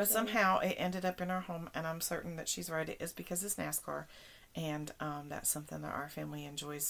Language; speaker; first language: English; native; English